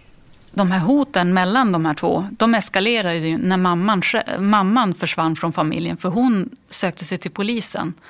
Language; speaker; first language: Swedish; native; Swedish